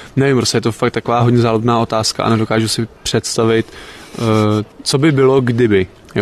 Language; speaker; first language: Czech; native; Czech